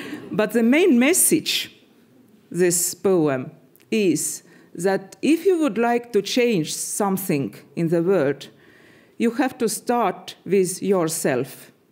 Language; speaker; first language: English; non-native, fluent; Estonian